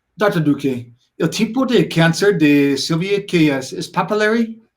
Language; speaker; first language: Spanish; non-native, learner; English